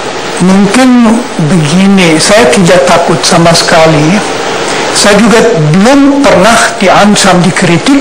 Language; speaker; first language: Indonesian; non-native, fluent; German